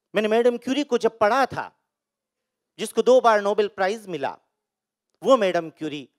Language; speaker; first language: Hindi; native; Hindi